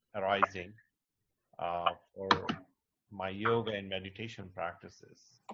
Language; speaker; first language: English; non-native, local second language; Hindi